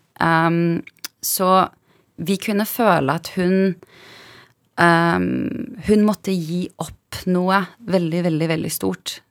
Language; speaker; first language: Norwegian; early bilingual, other home language; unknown